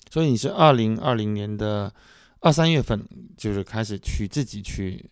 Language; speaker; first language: Chinese; native; Chinese